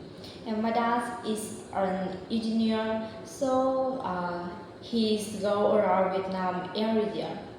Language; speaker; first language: English; non-native, learner; Vietnamese